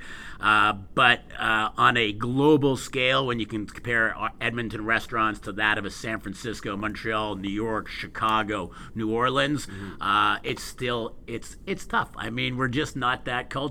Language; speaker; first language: English; native; English